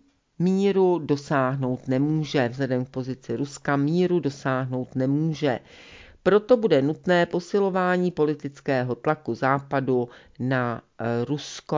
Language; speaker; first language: Czech; native; Czech